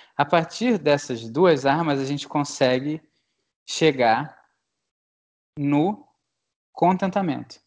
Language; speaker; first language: Portuguese; native; Portuguese